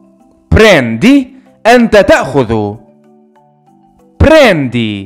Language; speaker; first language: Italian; non-native, fluent; Arabic